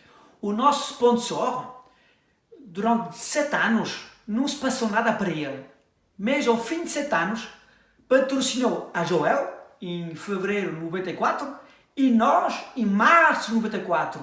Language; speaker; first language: Portuguese; early bilingual, heritage; French